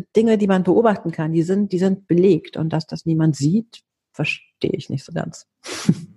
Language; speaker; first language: German; early bilingual, heritage; Greek